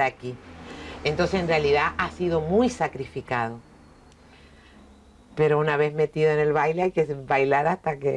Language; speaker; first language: Spanish; native; Spanish